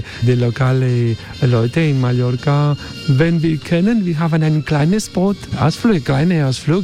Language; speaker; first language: German; non-native, learner; Spanish